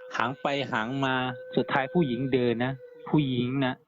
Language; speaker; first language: Thai; native; Thai